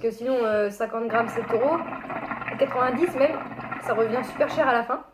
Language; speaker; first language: French; native; French